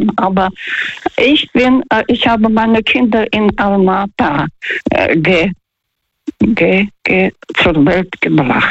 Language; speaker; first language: German; non-native, fluent; Russian